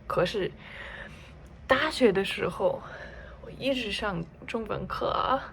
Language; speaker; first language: Chinese; non-native, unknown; English